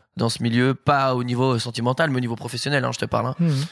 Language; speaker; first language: French; native; French